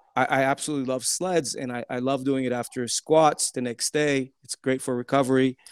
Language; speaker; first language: English; early bilingual, other home language; Turkish